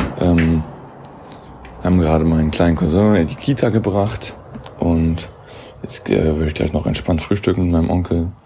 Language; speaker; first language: German; native; German